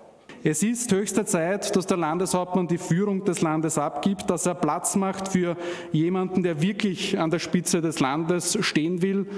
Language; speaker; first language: German; native; German